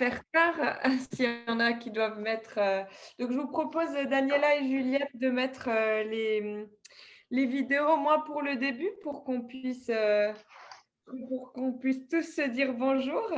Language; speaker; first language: French; native; French